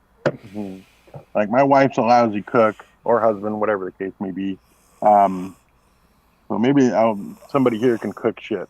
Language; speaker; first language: English; native; English